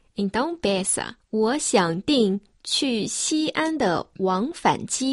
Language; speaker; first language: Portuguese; non-native, fluent; Chinese